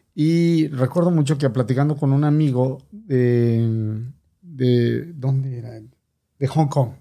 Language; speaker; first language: Spanish; native; Spanish